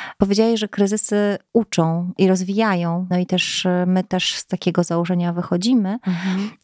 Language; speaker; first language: Polish; native; Polish